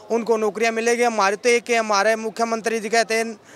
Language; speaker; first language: Hindi; native; Hindi